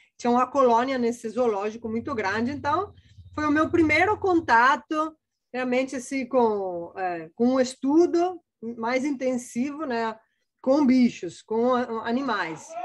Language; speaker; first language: Portuguese; non-native, fluent; Italian